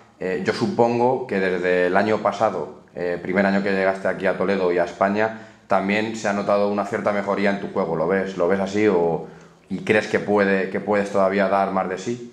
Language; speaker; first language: Spanish; native; Spanish